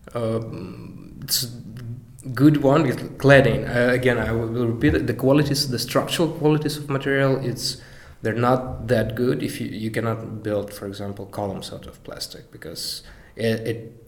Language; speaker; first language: English; non-native, fluent; Ukrainian